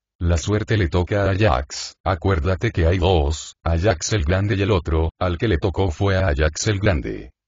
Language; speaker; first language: Spanish; native; Spanish